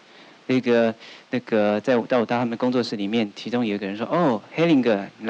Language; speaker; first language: Chinese; native; Chinese